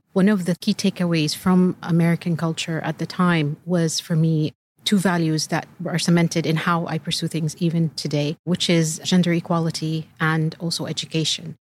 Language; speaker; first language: English; early bilingual, other home language; Arabic